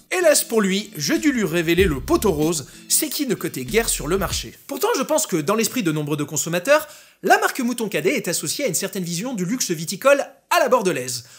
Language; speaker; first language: French; native; French